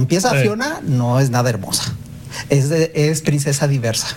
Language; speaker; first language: Spanish; native; Spanish